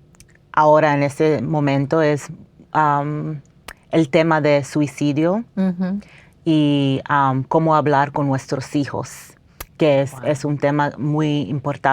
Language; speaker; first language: Spanish; non-native, fluent; English